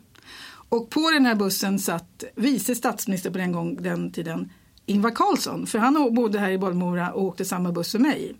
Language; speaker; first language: Swedish; native; Swedish